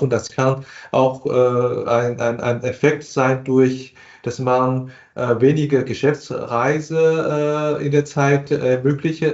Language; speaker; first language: German; non-native, fluent; Chinese